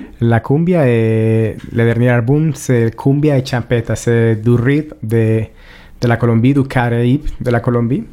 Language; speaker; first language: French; non-native, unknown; Spanish